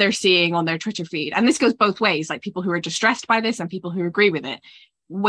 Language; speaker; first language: English; native; English